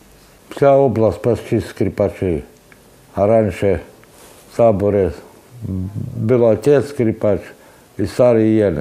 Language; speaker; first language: Russian; non-native, local second language; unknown